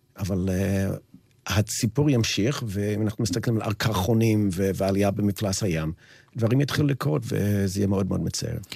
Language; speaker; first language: Hebrew; non-native, fluent; English